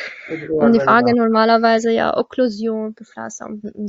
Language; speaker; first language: German; non-native, learner; Arabic